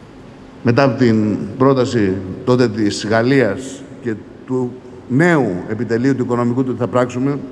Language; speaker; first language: Greek; native; Greek